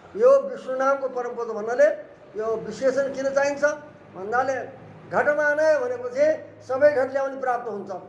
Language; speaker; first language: Nepali; native; Nepali